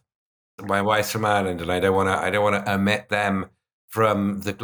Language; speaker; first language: English; native; English